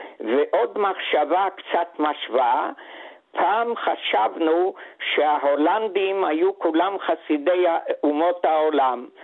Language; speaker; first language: Hebrew; non-native, fluent; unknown